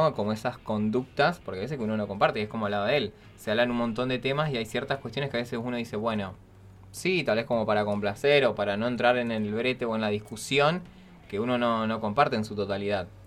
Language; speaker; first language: Spanish; native; Spanish